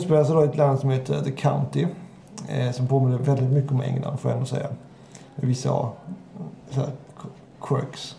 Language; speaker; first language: Swedish; native; Swedish